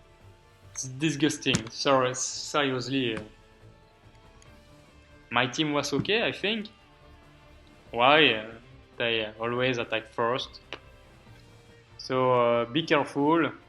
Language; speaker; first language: English; non-native, learner; French